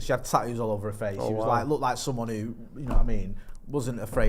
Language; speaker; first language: English; native; English